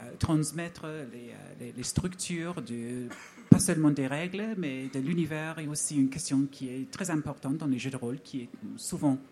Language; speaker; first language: French; non-native, fluent; English